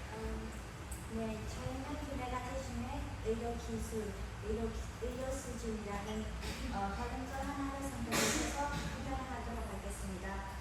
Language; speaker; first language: Korean; non-native, fluent; Khmer